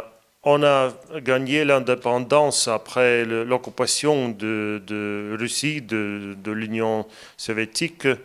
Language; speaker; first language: French; non-native, fluent; Latvian